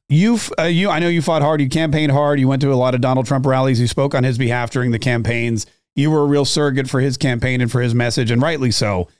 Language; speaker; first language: English; native; English